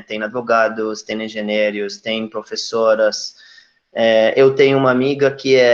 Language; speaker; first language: Portuguese; non-native, fluent; Hebrew